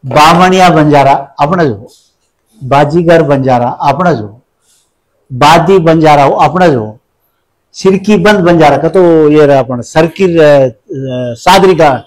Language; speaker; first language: Hindi; non-native, local second language; Telugu